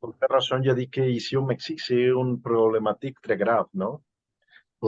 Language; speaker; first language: French; non-native, learner; Spanish